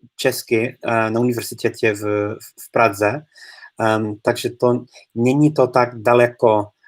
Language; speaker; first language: Polish; non-native, fluent; English